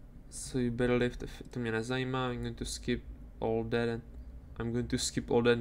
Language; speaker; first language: English; non-native, learner; Czech